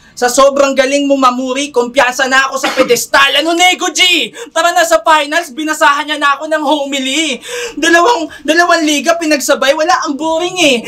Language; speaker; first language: Filipino; native; Filipino